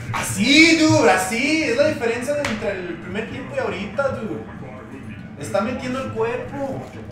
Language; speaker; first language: Spanish; early bilingual, heritage; Spanish